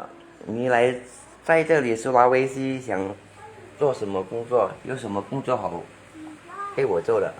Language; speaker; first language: Chinese; non-native, learner; Hakka Chinese